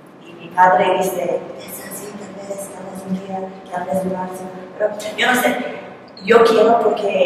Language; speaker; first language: Spanish; non-native, learner; English